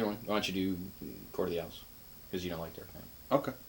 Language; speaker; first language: English; native; English